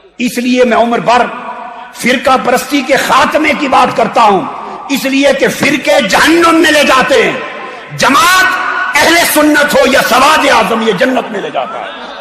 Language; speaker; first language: Urdu; non-native, local second language; Punjabi